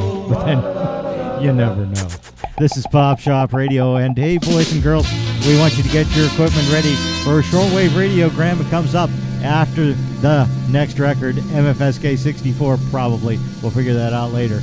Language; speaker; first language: English; native; English